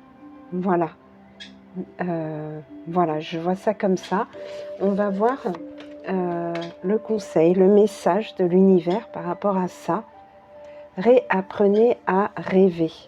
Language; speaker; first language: French; native; French